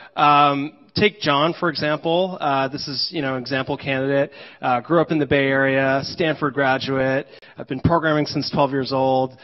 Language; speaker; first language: English; native; English